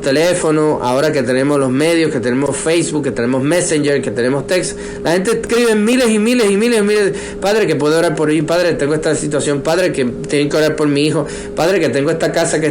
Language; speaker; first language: Spanish; native; Spanish